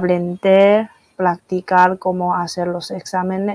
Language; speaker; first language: Spanish; non-native, fluent; Chinese